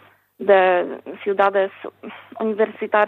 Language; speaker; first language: Spanish; non-native, fluent; Polish